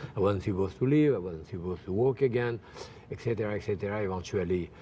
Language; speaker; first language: English; non-native, fluent; French